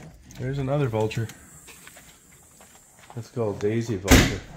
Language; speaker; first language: English; native; English